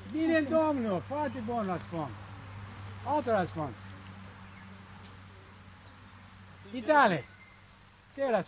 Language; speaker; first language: Romanian; non-native, learner; English